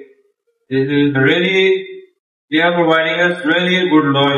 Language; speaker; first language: English; non-native, learner; Bangla